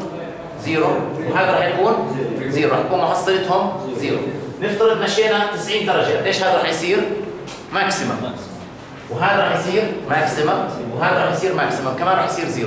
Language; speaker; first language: Arabic; native; Arabic